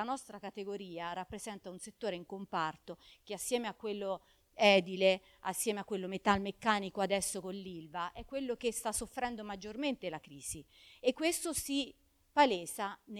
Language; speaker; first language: Italian; native; Italian